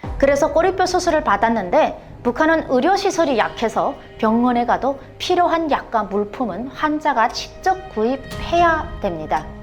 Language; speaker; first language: Korean; native; Korean